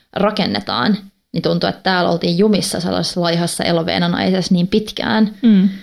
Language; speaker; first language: Finnish; non-native, local second language; Swedish